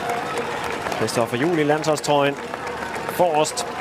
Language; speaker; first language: Danish; native; Danish